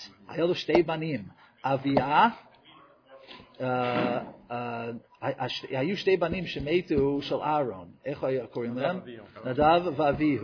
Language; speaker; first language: Hebrew; non-native, fluent; English